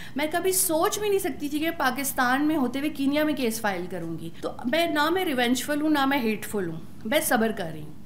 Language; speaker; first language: Urdu; native; Urdu